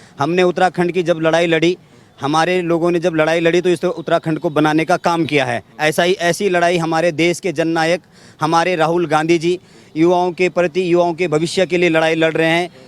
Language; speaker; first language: Hindi; native; Hindi